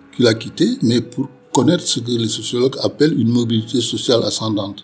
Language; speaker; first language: French; non-native, local second language; Wolof